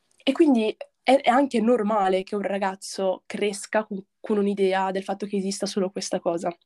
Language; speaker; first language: Italian; early bilingual, other home language; Arabic